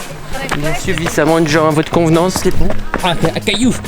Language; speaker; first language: French; native; French